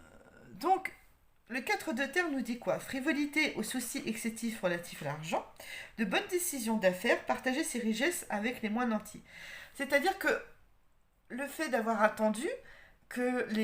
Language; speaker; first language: French; native; French